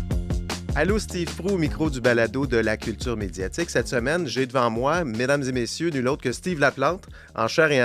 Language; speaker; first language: French; native; French